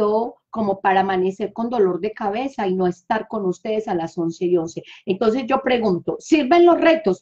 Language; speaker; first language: Spanish; native; Spanish